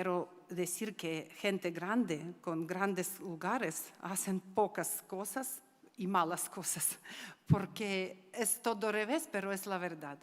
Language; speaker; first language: Spanish; non-native, learner; Ukrainian